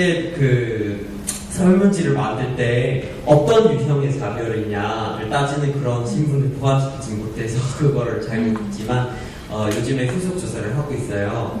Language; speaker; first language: Korean; non-native, fluent; English